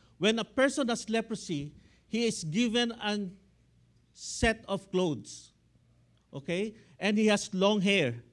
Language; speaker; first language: English; non-native, local second language; Filipino